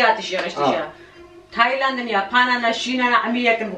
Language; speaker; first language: German; non-native, learner; Central Kurdish